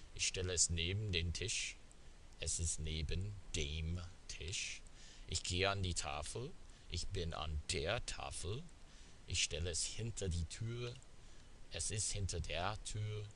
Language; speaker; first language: German; non-native, fluent; English